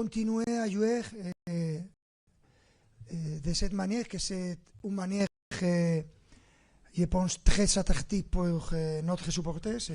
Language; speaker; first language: French; non-native, fluent; Spanish